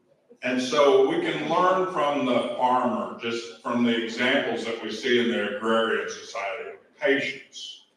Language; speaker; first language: English; native; English